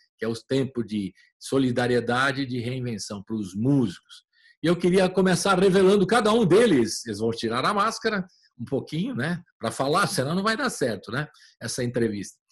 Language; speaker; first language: Portuguese; native; Portuguese